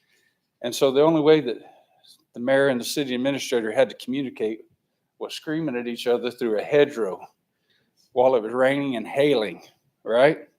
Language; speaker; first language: English; native; English